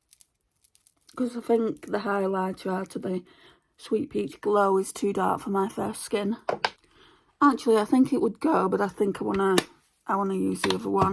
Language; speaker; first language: English; native; English